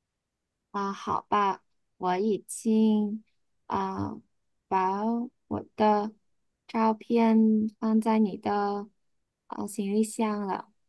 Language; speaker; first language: Chinese; non-native, learner; Vietnamese